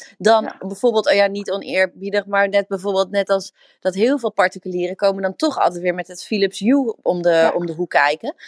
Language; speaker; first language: Dutch; native; Dutch